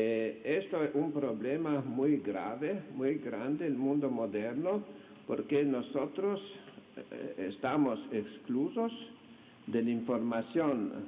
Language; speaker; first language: Spanish; non-native, fluent; Slovenian